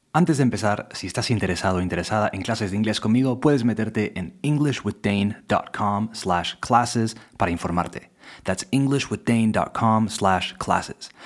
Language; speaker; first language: Spanish; non-native, fluent; English